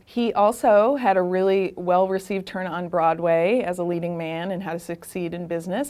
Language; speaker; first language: English; native; English